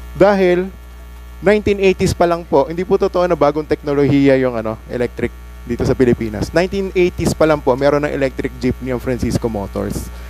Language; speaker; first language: Filipino; native; Filipino